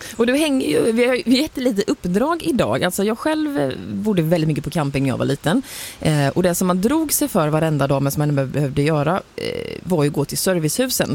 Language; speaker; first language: Swedish; native; Swedish